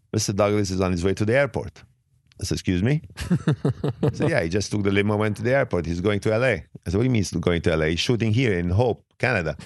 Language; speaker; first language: English; non-native, fluent; Arabic